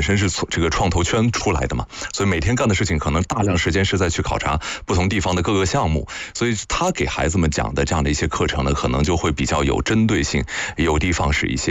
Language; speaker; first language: Chinese; native; Chinese